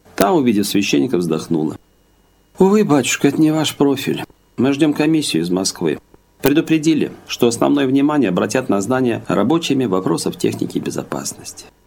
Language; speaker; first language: Russian; native; Russian